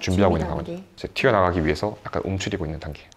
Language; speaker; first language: Korean; native; Korean